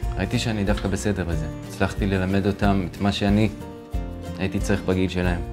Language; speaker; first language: Hebrew; early bilingual, other home language; Russian